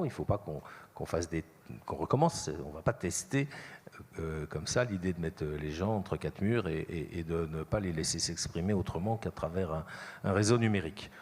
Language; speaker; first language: French; native; French